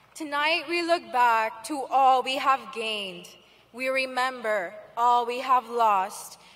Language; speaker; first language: English; early bilingual, other home language; Spanish